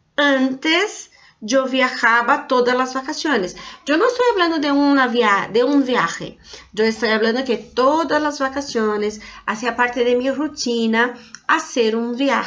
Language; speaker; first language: Spanish; non-native, fluent; Portuguese